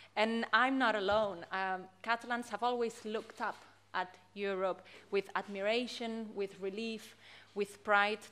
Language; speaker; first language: English; non-native, fluent; Catalan